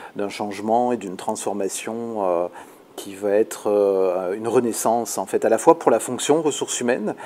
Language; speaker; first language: French; native; French